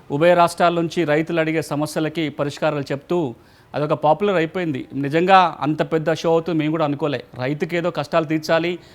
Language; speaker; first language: Telugu; native; Telugu